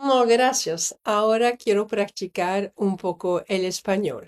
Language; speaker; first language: Spanish; non-native, fluent; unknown